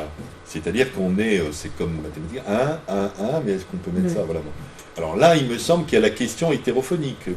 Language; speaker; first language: French; native; French